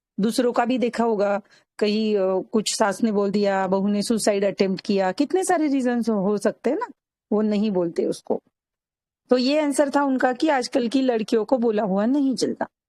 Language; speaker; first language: Hindi; non-native, local second language; Marathi